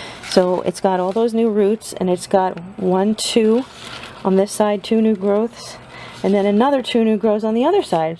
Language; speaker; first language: English; native; English